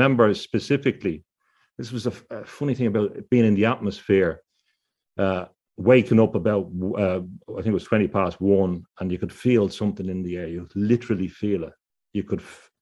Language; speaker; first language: English; native; English